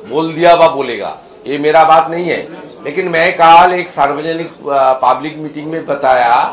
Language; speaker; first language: Hindi; non-native, local second language; Bangla